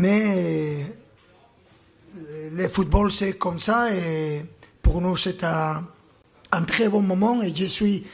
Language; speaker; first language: French; non-native, fluent; Spanish